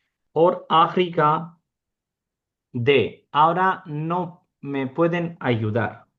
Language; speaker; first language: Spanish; non-native, fluent; Urdu